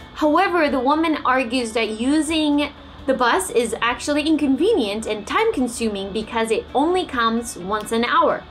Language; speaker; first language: English; non-native, fluent; Japanese